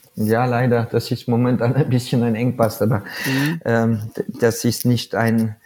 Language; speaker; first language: German; non-native, fluent; French